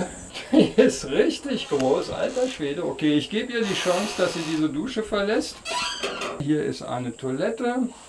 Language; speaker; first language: German; native; German